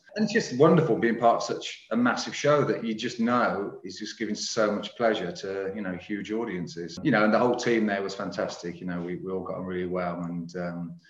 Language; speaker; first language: English; native; English